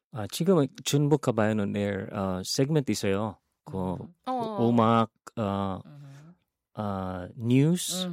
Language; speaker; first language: Korean; non-native, learner; Filipino